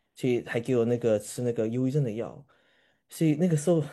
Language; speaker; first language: Chinese; early bilingual, heritage; Chinese